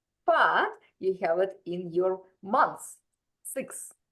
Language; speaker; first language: English; non-native, fluent; Russian